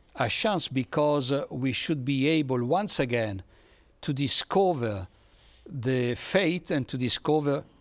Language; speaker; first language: English; non-native, fluent; Italian